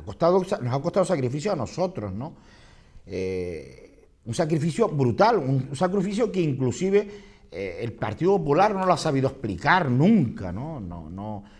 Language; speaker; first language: Spanish; native; Spanish